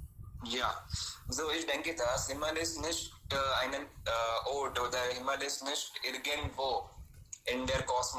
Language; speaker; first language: German; non-native, learner; Hindi